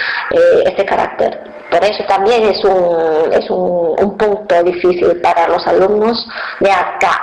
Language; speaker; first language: Spanish; non-native, fluent; Chinese